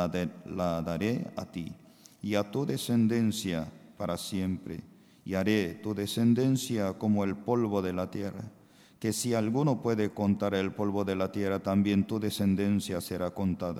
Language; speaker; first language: Spanish; non-native, fluent; Korean